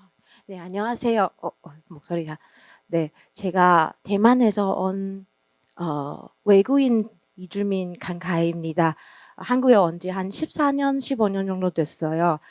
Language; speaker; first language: Korean; non-native, learner; Chinese